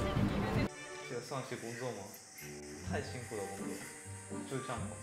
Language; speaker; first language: Chinese; non-native, fluent; Japanese